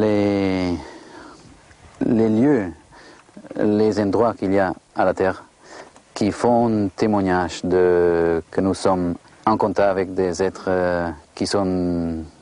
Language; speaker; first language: French; non-native, fluent; Spanish